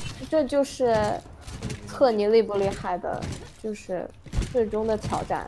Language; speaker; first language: Chinese; early bilingual, heritage; Chinese